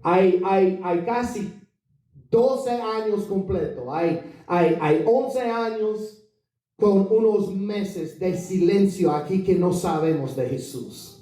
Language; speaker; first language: Spanish; non-native, fluent; English